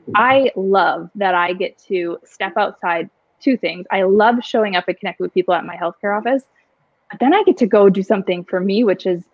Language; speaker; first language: English; native; English